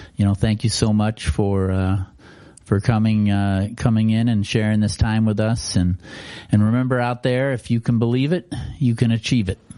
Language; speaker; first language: English; native; English